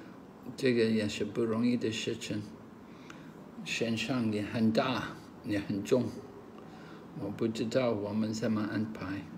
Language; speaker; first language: Chinese; non-native, learner; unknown